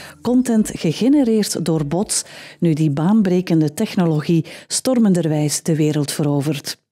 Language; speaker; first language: Dutch; native; Dutch